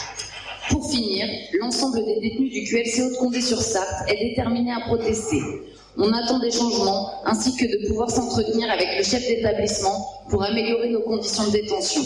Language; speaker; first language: French; native; French